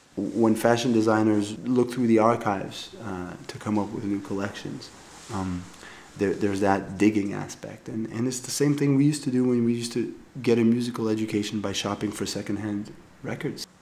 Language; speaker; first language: English; native; English